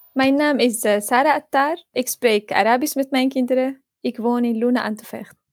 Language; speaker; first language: Dutch; non-native, fluent; Arabic